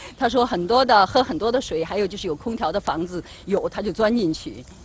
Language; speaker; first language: Chinese; native; Chinese